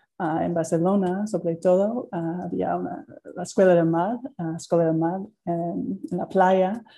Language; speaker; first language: Spanish; non-native, fluent; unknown